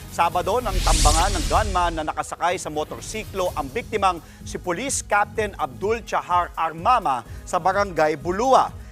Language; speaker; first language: Filipino; native; Filipino